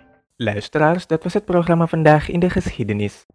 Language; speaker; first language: Dutch; non-native, fluent; Indonesian